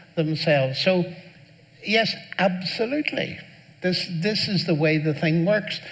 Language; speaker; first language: English; native; English